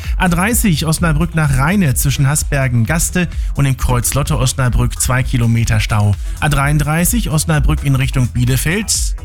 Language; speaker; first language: German; native; German